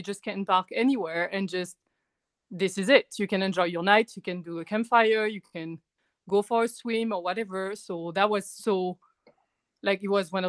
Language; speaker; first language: English; non-native, fluent; French